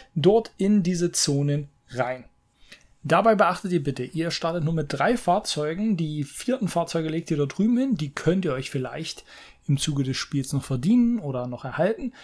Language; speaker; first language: German; native; German